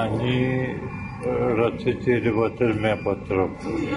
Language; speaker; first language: Hebrew; non-native, learner; Russian